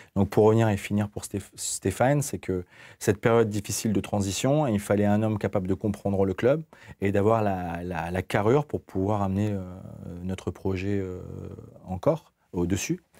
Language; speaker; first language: French; native; French